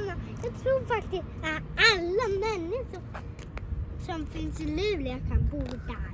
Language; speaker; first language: Korean; early bilingual, heritage; Korean